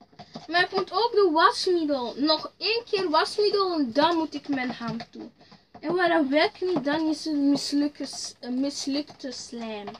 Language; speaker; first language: Dutch; early bilingual, other home language; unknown